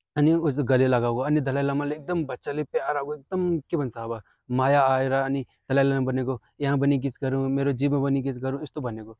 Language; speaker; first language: Nepali; non-native, fluent; Hindi